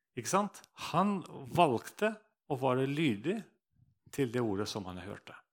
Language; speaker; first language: Norwegian; non-native, fluent; Russian